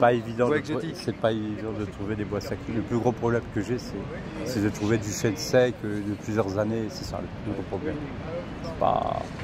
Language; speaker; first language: French; native; French